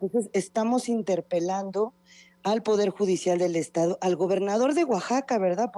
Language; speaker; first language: Spanish; native; Spanish